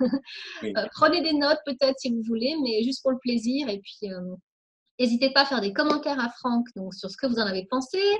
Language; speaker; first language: French; native; French